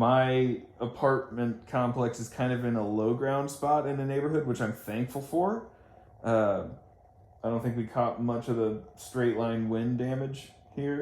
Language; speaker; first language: English; native; English